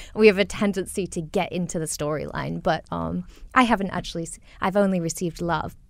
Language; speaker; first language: English; native; English